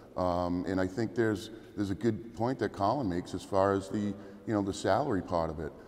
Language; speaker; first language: English; native; English